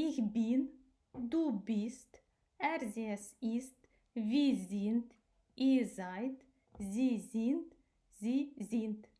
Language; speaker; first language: German; non-native, fluent; Ukrainian